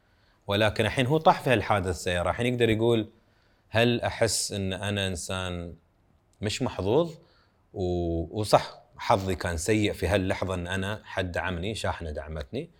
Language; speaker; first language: Arabic; native; Arabic